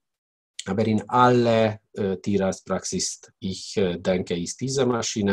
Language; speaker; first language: German; non-native, learner; Hungarian